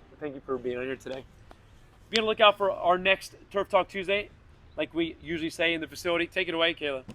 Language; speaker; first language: English; native; English